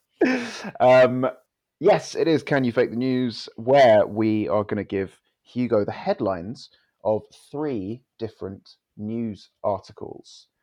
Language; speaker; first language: English; native; English